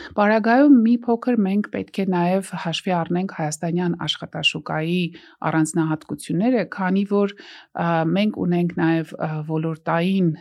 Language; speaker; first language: Armenian; native; Armenian